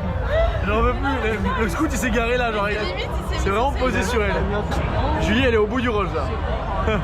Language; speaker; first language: French; native; French